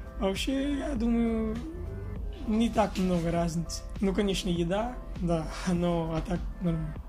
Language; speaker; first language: Russian; non-native, learner; Hindi